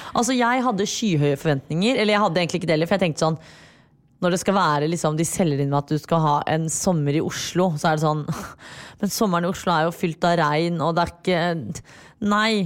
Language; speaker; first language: Norwegian; early bilingual, other home language; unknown